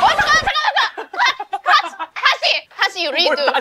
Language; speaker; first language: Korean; non-native, fluent; Thai